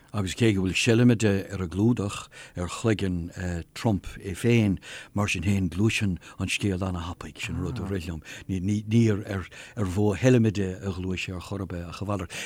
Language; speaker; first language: Irish; non-native, local second language; English